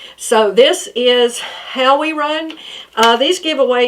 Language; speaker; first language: English; native; English